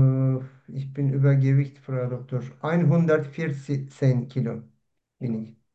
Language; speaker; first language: German; non-native, learner; Turkish